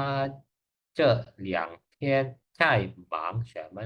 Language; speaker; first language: Chinese; non-native, learner; Indonesian